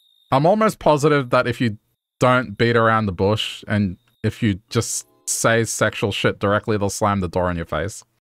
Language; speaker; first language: English; native; English